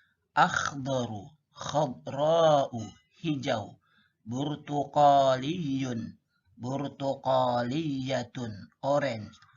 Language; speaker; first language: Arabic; non-native, fluent; Indonesian